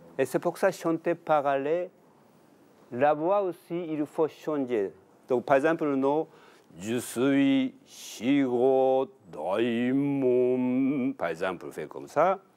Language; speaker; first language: French; non-native, learner; Japanese